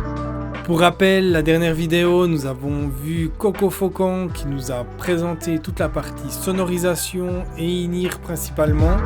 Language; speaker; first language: French; native; French